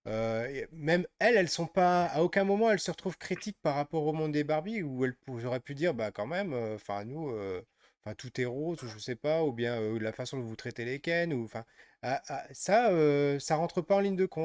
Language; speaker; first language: French; native; French